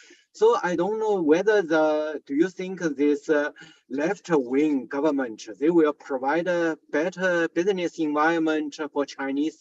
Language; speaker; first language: English; non-native, fluent; Chinese